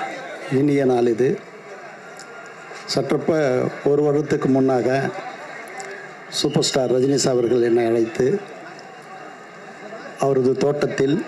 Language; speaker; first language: Tamil; native; Tamil